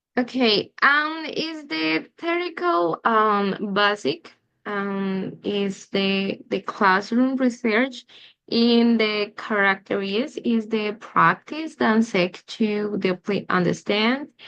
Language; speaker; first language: English; non-native, learner; Spanish